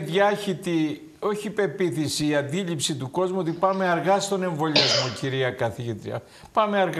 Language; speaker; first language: Greek; native; Greek